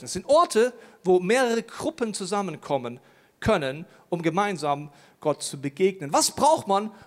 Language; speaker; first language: German; native; German